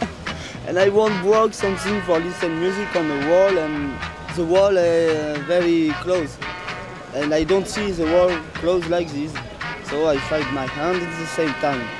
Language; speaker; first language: English; non-native, learner; French